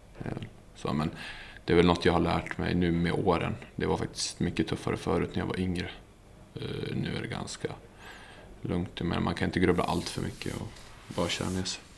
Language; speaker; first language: Swedish; early bilingual, other home language; Serbian